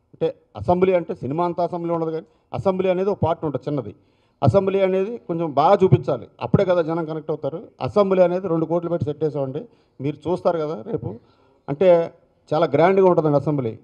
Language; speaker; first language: Telugu; native; Telugu